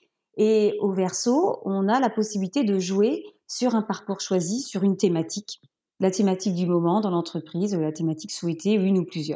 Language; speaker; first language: French; native; French